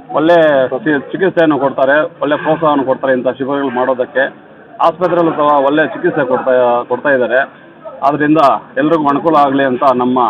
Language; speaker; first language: Kannada; native; Kannada